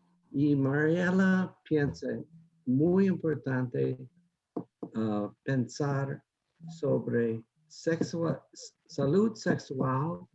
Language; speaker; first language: Spanish; non-native, learner; English